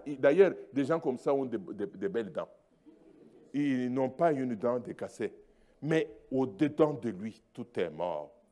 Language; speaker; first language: French; non-native, local second language; Luba-Lulua